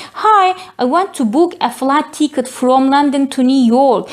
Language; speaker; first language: English; non-native, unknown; Turkish